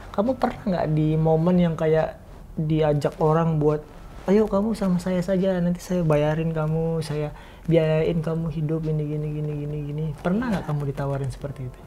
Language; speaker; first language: Indonesian; native; Indonesian